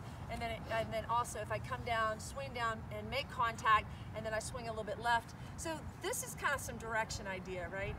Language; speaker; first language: English; native; English